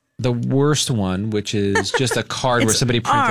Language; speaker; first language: English; native; English